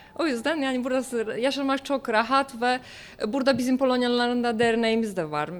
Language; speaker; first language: Turkish; non-native, fluent; Polish